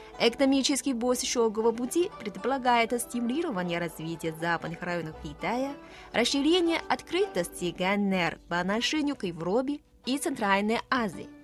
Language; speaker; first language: Russian; non-native, fluent; Chinese